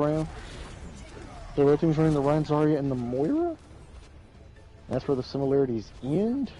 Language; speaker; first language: English; native; English